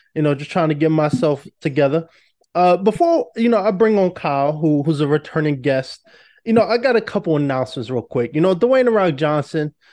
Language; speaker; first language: English; native; English